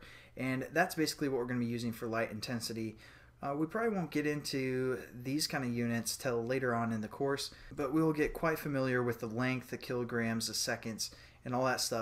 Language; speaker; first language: English; native; English